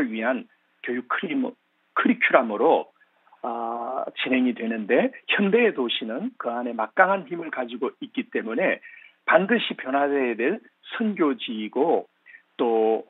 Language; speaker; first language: Korean; native; Korean